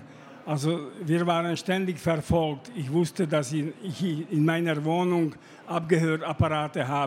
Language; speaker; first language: German; non-native, fluent; Slovak